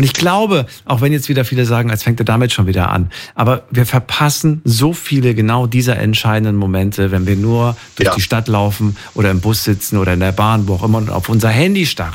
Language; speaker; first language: German; native; German